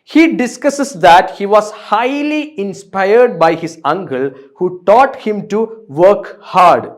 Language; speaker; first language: English; non-native, local second language; Malayalam